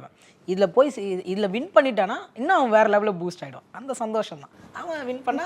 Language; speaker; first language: Tamil; native; Tamil